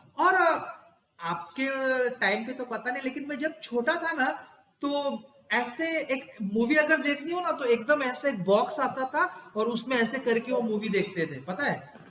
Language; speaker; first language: Hindi; non-native, local second language; Gujarati